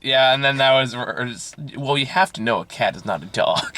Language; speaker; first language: English; native; English